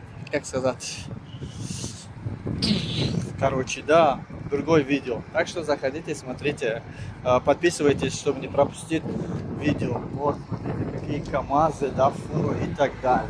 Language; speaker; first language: Russian; non-native, learner; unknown